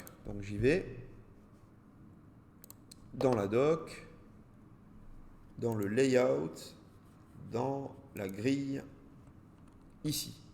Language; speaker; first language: French; native; French